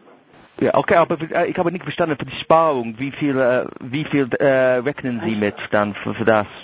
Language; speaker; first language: German; non-native, learner; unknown